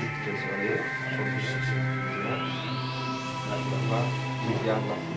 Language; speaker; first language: French; non-native, fluent; Portuguese